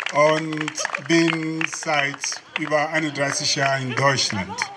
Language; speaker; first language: German; non-native, fluent; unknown